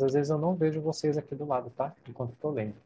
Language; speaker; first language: Portuguese; native; Portuguese